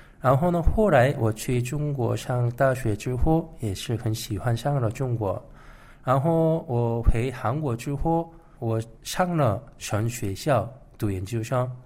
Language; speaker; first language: Chinese; non-native, fluent; Korean